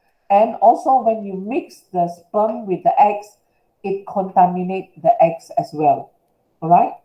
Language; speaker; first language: English; non-native, local second language; Malay